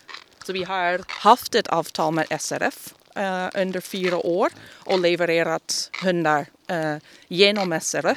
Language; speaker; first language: Swedish; non-native, fluent; English